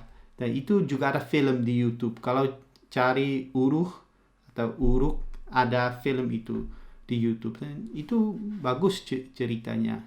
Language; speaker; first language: Indonesian; early bilingual, heritage; Dutch